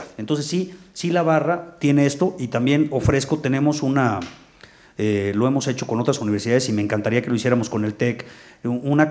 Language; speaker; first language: Spanish; native; Spanish